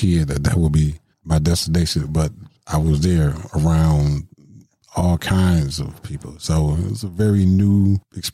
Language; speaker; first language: English; native; English